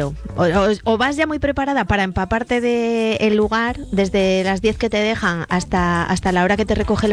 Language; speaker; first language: Spanish; native; Spanish